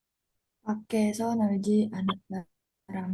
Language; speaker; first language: Korean; non-native, learner; Indonesian